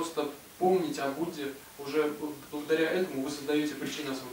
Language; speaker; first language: Russian; native; Russian